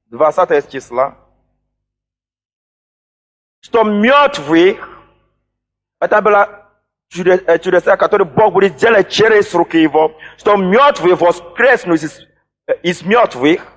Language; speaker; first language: Russian; non-native, fluent; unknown